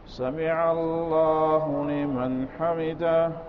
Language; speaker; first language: Arabic; native; Arabic